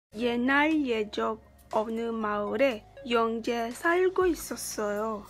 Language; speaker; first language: Korean; non-native, learner; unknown